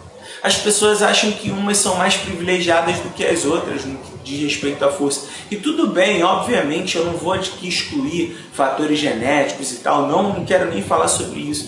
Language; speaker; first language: Portuguese; native; Portuguese